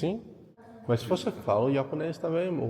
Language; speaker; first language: Portuguese; non-native, learner; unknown